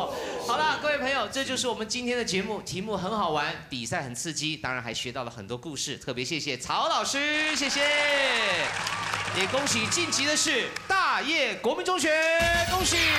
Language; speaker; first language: Chinese; native; Chinese